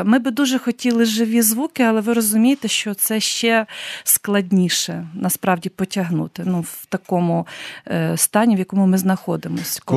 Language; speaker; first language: Ukrainian; native; Ukrainian